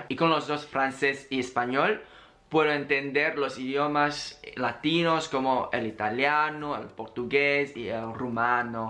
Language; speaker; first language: Spanish; non-native, learner; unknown